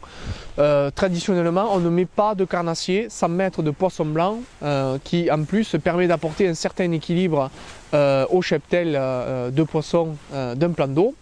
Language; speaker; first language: French; native; French